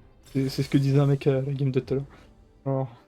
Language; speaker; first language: French; native; French